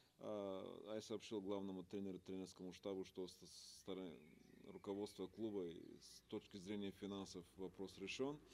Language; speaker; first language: Russian; non-native, fluent; Bulgarian